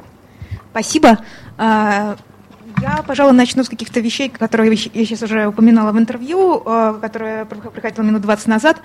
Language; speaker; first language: Russian; native; Russian